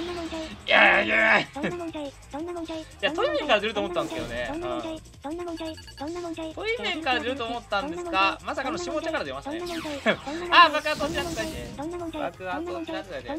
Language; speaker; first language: Japanese; native; Japanese